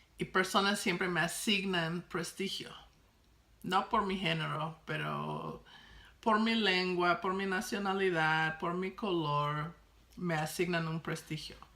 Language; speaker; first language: Spanish; non-native, fluent; English